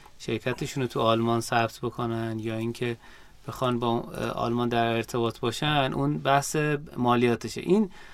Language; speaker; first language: Persian; native; Persian